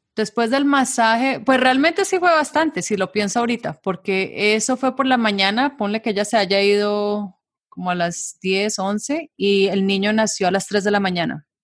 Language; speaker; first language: Spanish; native; Spanish